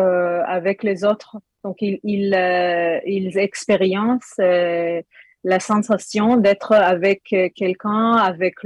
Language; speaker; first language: French; non-native, learner; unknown